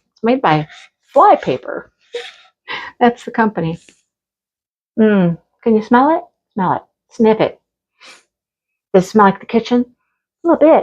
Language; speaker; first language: English; native; English